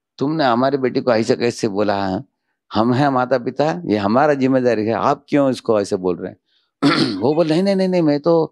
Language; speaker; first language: Hindi; non-native, local second language; Telugu